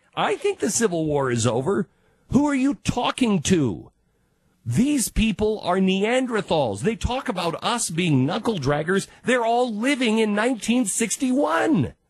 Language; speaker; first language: English; native; English